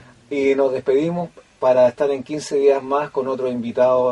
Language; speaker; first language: Spanish; native; Spanish